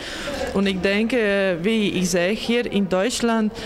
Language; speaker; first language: German; non-native, learner; Latvian